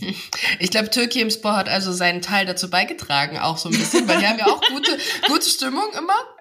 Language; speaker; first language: German; native; German